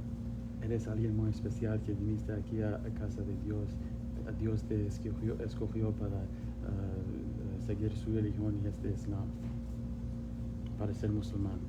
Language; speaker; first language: Spanish; non-native, learner; Pashto